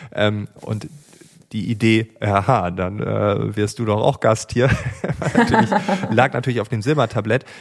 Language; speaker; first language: German; native; German